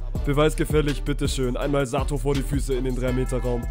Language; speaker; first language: German; native; German